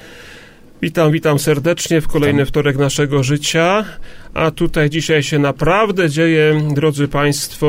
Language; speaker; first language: Polish; native; Polish